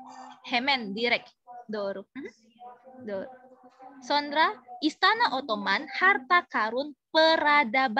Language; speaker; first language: Turkish; non-native, fluent; Indonesian